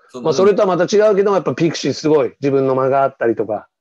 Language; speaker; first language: Japanese; native; Japanese